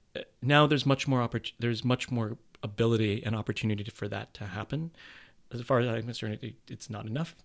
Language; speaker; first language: English; native; English